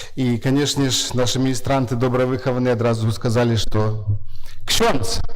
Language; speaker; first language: Belarusian; native; Belarusian